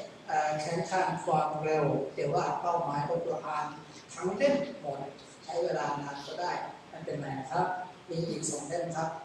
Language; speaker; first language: Thai; non-native, local second language; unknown